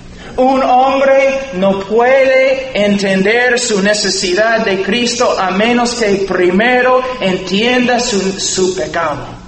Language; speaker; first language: Spanish; non-native, fluent; English